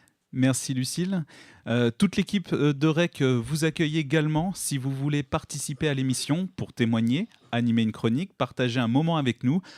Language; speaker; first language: French; native; French